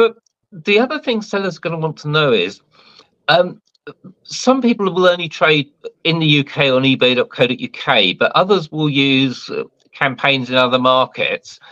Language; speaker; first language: English; native; English